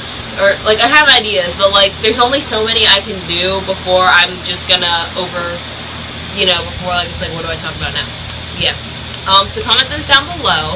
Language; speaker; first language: English; native; English